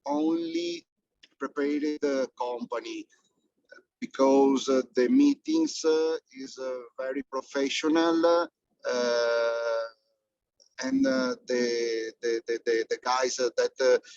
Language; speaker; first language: English; non-native, fluent; Italian